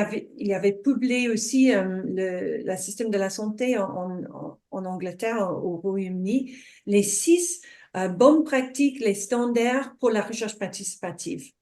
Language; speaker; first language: French; non-native, fluent; English